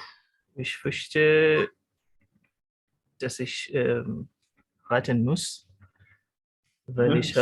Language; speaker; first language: German; non-native, learner; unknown